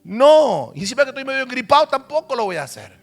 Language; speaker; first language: Spanish; native; Spanish